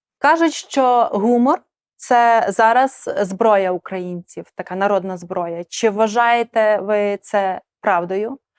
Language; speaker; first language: Ukrainian; native; Ukrainian